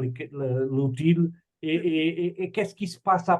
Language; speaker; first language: French; non-native, fluent; Portuguese